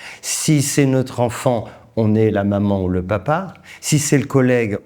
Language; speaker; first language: French; native; French